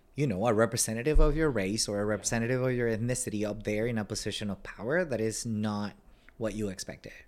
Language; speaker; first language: English; non-native, fluent; Spanish